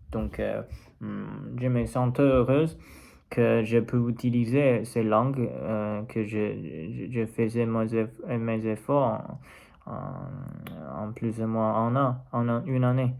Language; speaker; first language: French; non-native, learner; Chinese